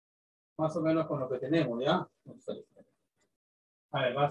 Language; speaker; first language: Spanish; native; Spanish